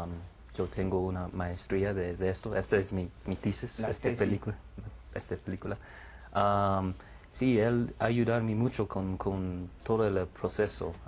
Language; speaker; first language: Spanish; non-native, learner; English